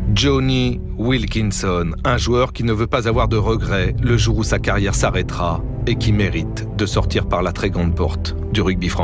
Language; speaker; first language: French; native; French